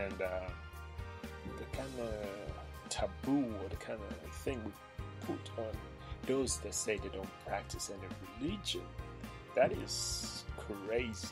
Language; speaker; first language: English; non-native, local second language; Krio